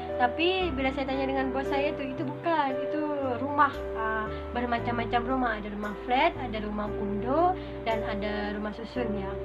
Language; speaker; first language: Indonesian; non-native, local second language; Madurese